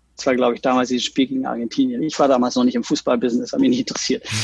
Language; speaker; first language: German; native; German